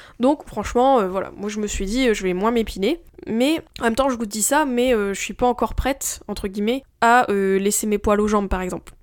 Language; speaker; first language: French; native; French